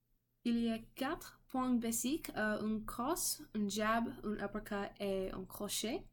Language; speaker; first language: French; non-native, learner; English